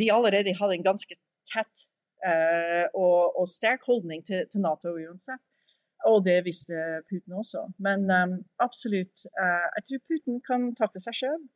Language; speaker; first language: Norwegian; early bilingual, heritage; English